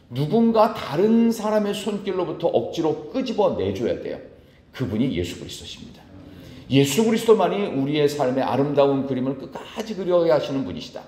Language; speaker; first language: Korean; native; Korean